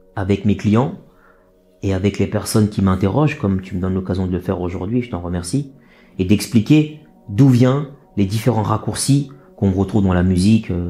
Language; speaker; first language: French; native; French